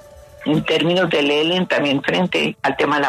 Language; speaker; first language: Spanish; native; Spanish